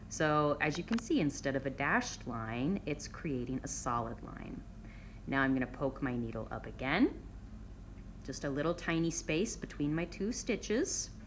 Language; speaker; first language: English; native; English